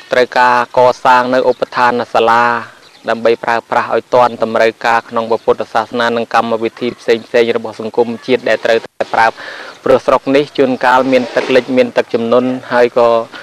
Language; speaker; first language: Khmer; native; Khmer